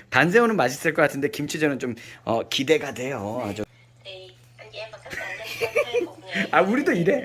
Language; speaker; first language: Korean; native; Korean